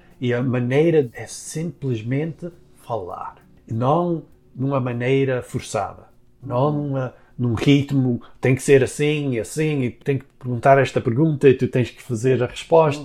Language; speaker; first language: Portuguese; early bilingual, heritage; Portuguese